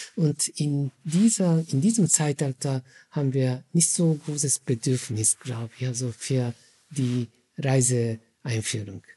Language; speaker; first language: German; non-native, fluent; Japanese